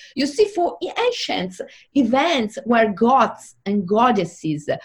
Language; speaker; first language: English; non-native, fluent; Italian